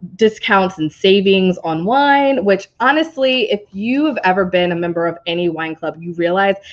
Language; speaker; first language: English; native; English